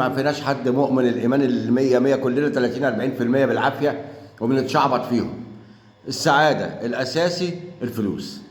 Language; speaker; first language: Arabic; native; Arabic